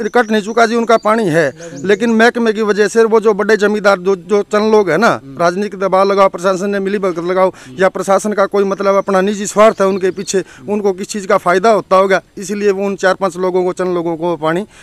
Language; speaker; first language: Hindi; native; Hindi